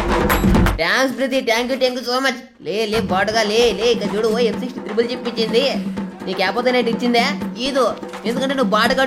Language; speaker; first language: Telugu; native; Telugu